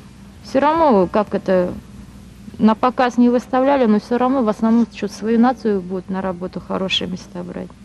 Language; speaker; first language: Russian; native; Russian